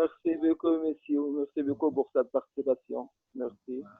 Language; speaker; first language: French; non-native, learner; Arabic